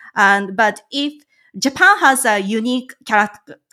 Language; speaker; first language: English; non-native, fluent; Japanese